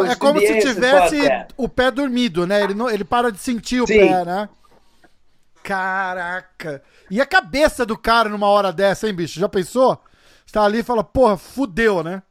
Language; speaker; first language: Portuguese; native; Portuguese